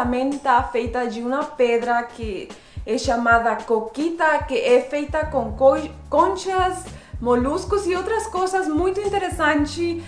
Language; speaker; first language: Portuguese; non-native, fluent; Spanish